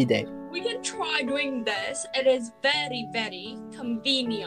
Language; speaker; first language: English; non-native, local second language; Cantonese